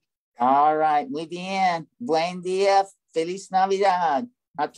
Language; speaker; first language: Spanish; non-native, learner; English